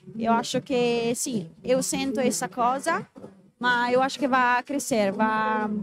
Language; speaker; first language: Portuguese; non-native, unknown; Italian